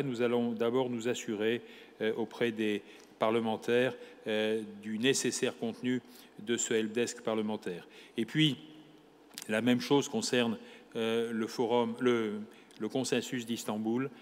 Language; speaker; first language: French; native; French